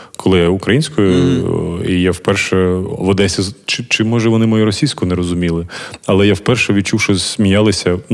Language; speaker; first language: Ukrainian; non-native, local second language; Russian